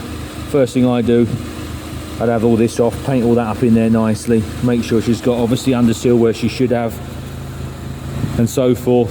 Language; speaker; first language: English; native; English